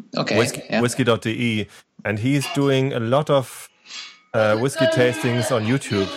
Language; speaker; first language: English; non-native, fluent; German